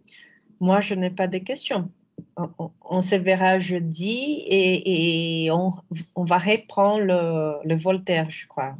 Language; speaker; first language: French; non-native, fluent; Portuguese